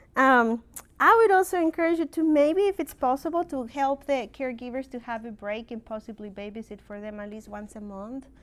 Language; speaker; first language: English; non-native, fluent; Spanish